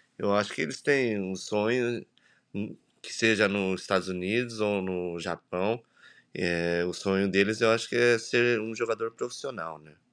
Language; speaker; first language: Portuguese; native; Portuguese